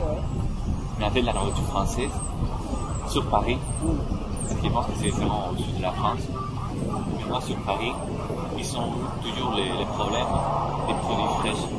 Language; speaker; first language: French; non-native, fluent; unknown